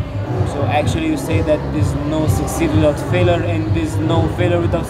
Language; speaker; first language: English; non-native, fluent; Romanian